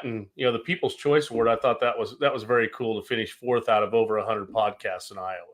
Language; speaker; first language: English; native; English